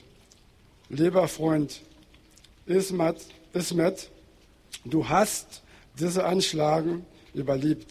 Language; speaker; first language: German; non-native, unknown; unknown